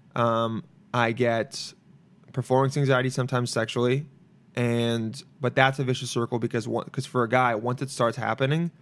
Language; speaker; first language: English; native; English